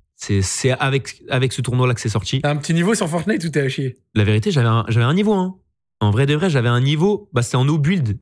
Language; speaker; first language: French; native; French